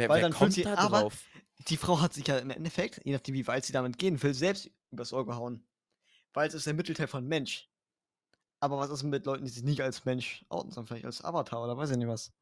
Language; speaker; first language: German; native; German